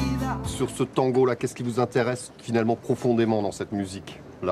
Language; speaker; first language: French; native; French